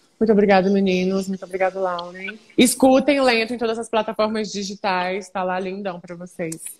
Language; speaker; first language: Portuguese; native; Portuguese